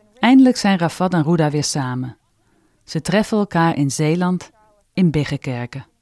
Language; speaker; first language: Dutch; native; Dutch